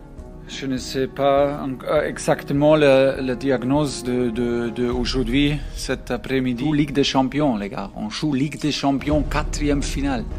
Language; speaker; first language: French; non-native, fluent; German